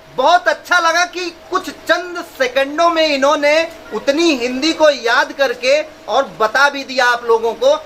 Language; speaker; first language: Hindi; native; Hindi